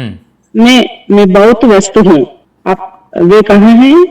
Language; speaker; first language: Hindi; non-native, learner; Telugu